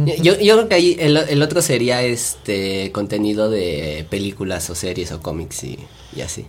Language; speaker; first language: Spanish; native; Spanish